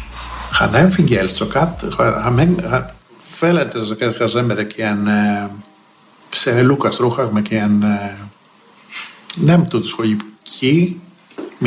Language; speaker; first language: Hungarian; non-native, learner; Greek